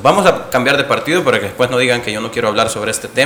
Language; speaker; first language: Spanish; native; Spanish